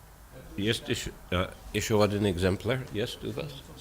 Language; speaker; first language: Russian; non-native, learner; English